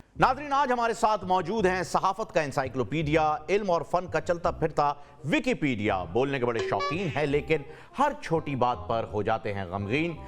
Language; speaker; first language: Urdu; native; Urdu